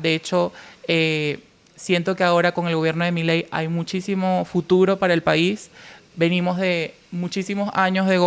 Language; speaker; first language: Spanish; native; Spanish